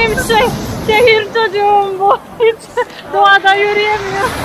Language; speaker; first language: Turkish; non-native, fluent; Slovenian